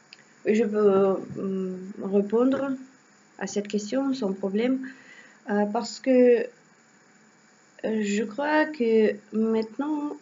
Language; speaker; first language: French; non-native, learner; Russian